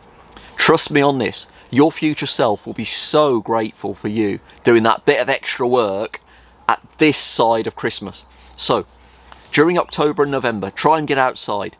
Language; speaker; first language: English; native; English